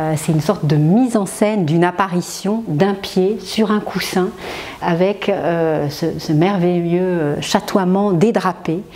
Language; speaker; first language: French; native; French